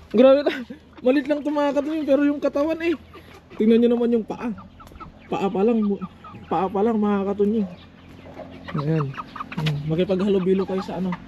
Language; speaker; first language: Filipino; non-native, local second language; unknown